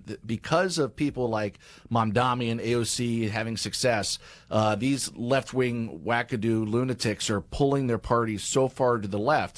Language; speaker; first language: English; native; English